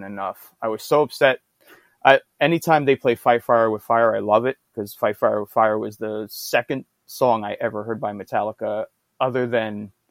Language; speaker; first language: English; native; English